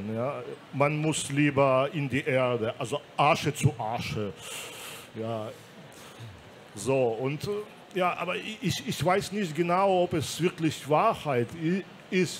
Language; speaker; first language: German; non-native, fluent; Belarusian